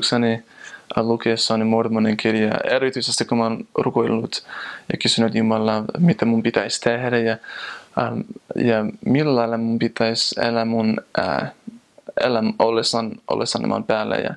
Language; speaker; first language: Finnish; non-native, fluent; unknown